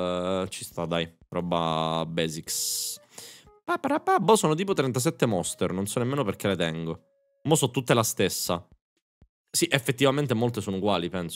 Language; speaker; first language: Italian; native; Italian